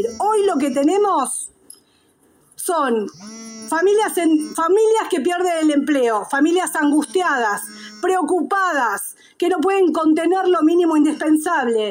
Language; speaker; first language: Spanish; native; Spanish